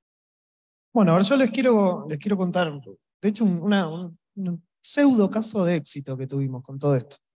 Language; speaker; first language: Spanish; native; Spanish